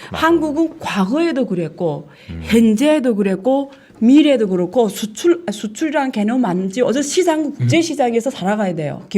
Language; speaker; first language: Korean; non-native, fluent; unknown